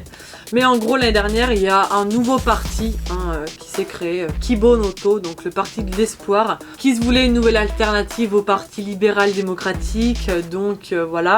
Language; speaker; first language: French; native; French